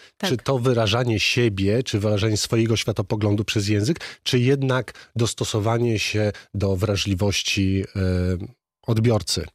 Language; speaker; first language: Polish; native; Polish